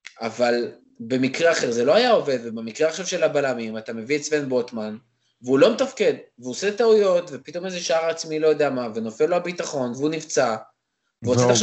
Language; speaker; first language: Hebrew; native; Hebrew